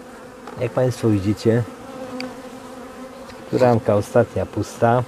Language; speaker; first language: Polish; native; Polish